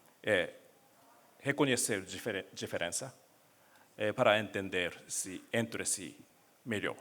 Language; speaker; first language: Portuguese; non-native, learner; Japanese